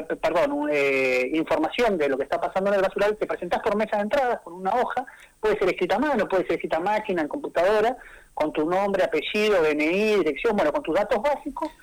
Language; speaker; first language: Spanish; native; Spanish